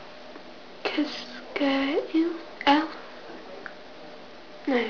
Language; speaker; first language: French; non-native, learner; English